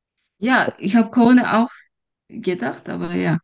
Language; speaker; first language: German; non-native, fluent; Turkish